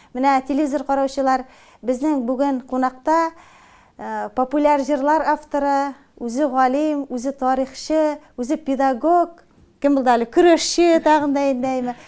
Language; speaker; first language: Tatar; native; Tatar